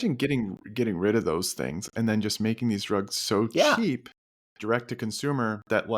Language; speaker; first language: English; native; English